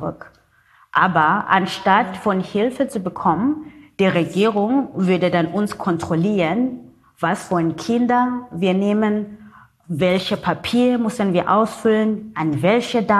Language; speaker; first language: German; non-native, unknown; Zulu